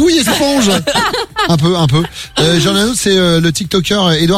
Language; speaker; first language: French; native; French